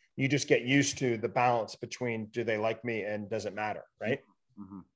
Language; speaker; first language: English; native; English